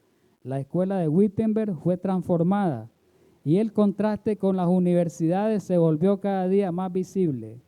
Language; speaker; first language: Spanish; native; Spanish